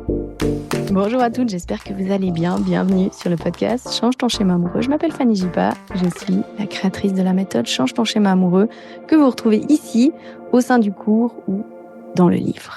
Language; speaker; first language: French; native; French